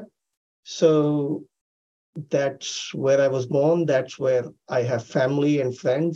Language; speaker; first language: English; non-native, local second language; Hindi